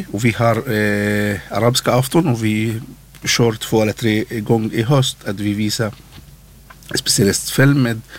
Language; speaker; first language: Swedish; non-native, learner; Arabic